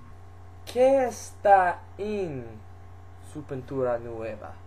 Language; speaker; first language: Spanish; non-native, learner; English